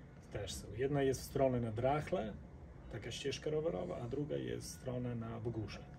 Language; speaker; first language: Polish; native; Polish